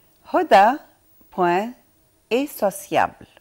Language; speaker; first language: French; non-native, fluent; Arabic